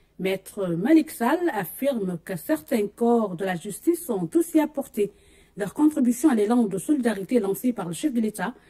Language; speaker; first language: French; non-native, local second language; Wolof